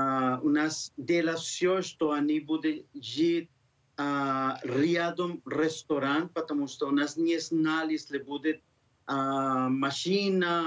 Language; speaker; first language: Russian; non-native, learner; Spanish